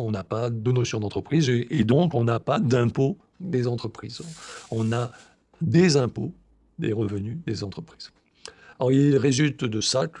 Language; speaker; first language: French; native; French